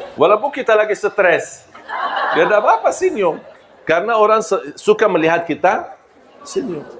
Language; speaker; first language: Malay; non-native, fluent; Arabic